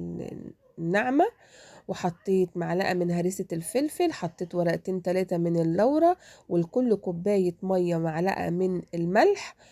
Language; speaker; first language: Arabic; native; Arabic